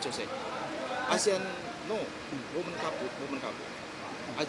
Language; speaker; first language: Japanese; non-native, learner; Indonesian